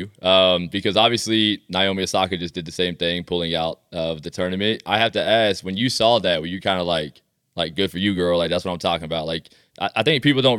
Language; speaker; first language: English; native; English